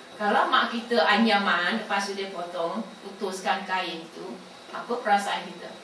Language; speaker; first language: Malay; non-native, local second language; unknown